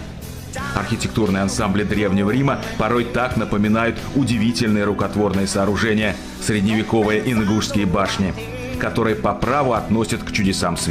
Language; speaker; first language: Russian; native; Russian